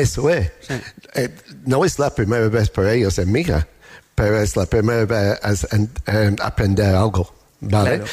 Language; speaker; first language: Spanish; non-native, learner; English